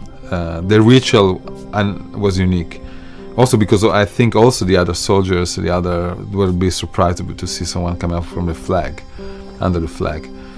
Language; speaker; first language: English; non-native, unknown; Italian